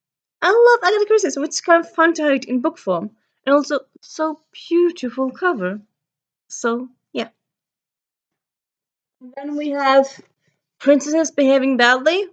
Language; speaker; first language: English; early bilingual, heritage; Norwegian